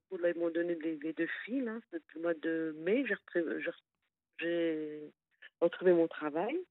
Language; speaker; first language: French; non-native, fluent; Arabic